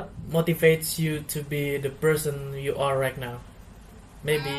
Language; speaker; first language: English; non-native, learner; Indonesian